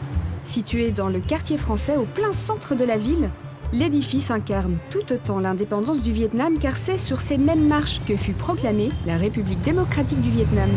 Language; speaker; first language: French; native; French